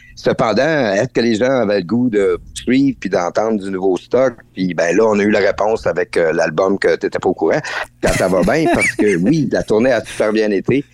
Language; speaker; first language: French; native; French